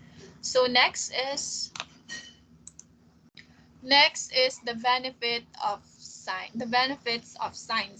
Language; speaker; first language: English; non-native, local second language; Filipino